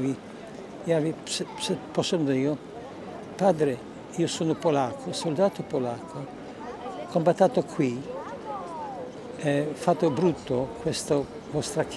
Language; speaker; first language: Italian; non-native, learner; Polish